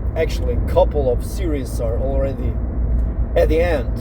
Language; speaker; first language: English; non-native, fluent; Slovenian